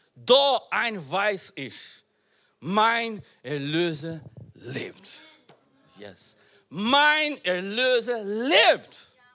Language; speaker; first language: German; non-native, learner; Portuguese